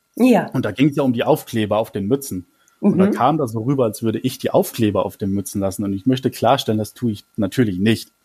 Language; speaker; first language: German; native; German